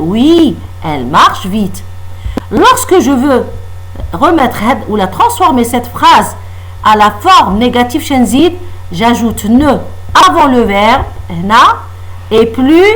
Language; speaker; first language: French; non-native, local second language; Arabic